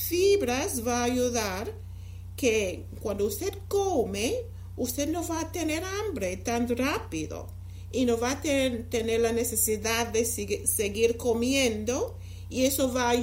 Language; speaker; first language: Spanish; non-native, fluent; English